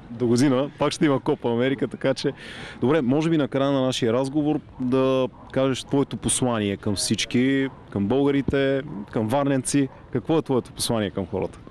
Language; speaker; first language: Bulgarian; native; Bulgarian